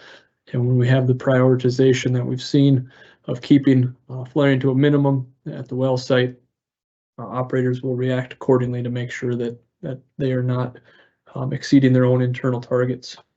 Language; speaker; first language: English; native; English